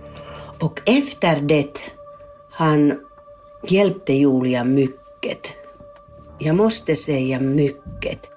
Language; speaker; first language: Swedish; non-native, learner; Finnish